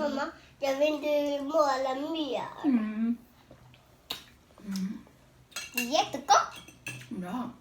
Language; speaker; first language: Swedish; early bilingual, other home language; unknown